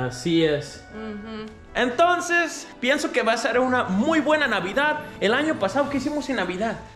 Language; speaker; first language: Spanish; native; Spanish